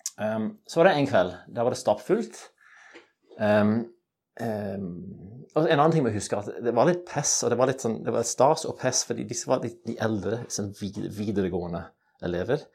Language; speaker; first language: Norwegian; non-native, fluent; English